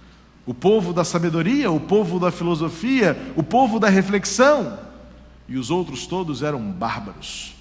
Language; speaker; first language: Portuguese; native; Portuguese